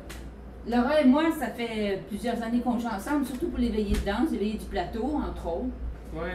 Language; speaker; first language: French; native; French